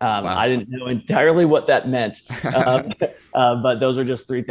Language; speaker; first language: English; native; English